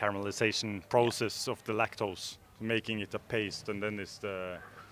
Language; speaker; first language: English; non-native, fluent; Norwegian